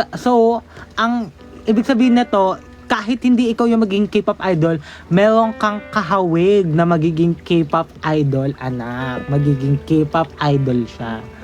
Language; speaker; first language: Filipino; native; Filipino